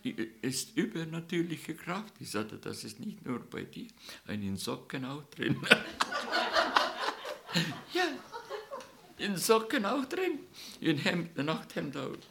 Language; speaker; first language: German; non-native, learner; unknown